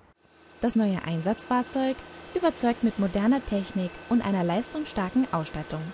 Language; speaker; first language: German; native; German